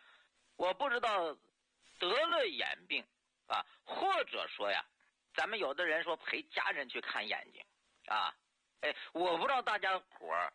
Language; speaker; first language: Chinese; native; Chinese